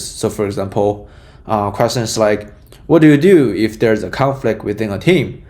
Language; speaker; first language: English; non-native, fluent; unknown